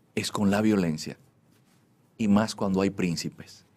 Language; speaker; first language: Spanish; native; Spanish